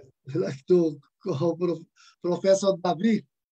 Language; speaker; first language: English; non-native, fluent; Portuguese